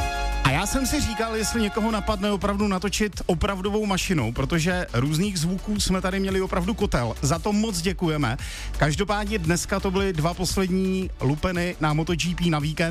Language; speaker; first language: Czech; native; Czech